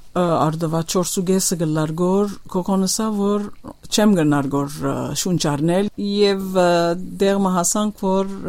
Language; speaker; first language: Armenian; early bilingual, heritage; Armenian